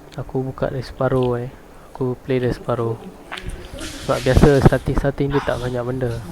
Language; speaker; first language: Malay; non-native, local second language; Tamil